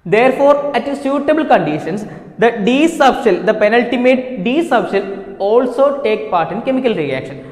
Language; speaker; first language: English; non-native, local second language; Malayalam